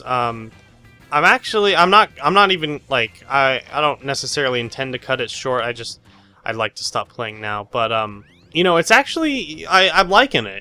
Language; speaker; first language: English; native; English